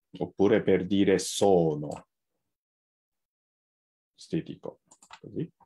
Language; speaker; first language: Italian; non-native, fluent; Japanese